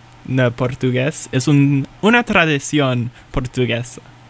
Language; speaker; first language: Spanish; non-native, learner; English